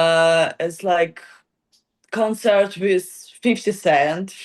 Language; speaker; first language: English; non-native, learner; Ukrainian